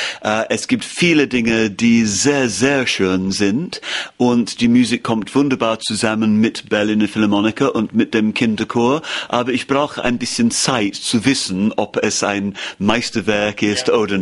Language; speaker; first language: German; non-native, learner; English